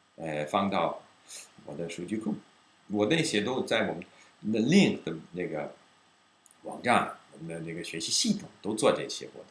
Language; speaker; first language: Chinese; non-native, fluent; English